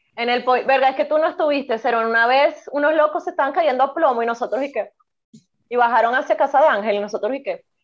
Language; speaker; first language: Spanish; native; Spanish